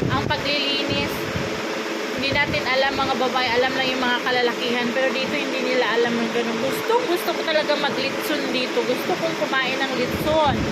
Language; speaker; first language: Filipino; native; Filipino